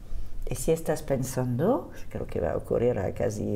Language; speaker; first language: Spanish; non-native, fluent; French